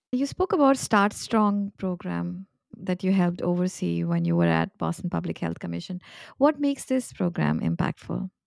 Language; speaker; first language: English; non-native, local second language; Hindi